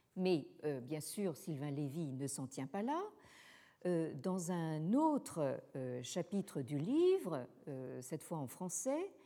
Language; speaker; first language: French; native; French